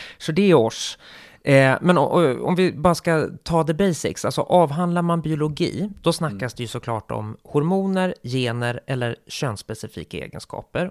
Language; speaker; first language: Swedish; native; Swedish